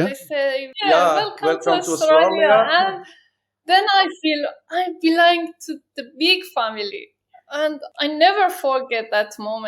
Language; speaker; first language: English; non-native, learner; Persian